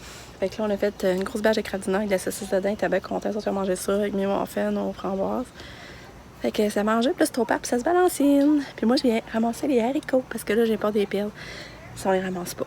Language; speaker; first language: French; native; French